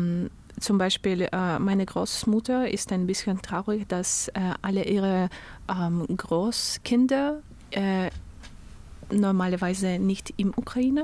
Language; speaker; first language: German; non-native, learner; Russian